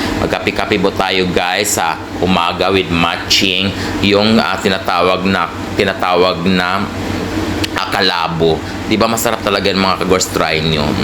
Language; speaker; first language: Filipino; non-native, local second language; Cebuano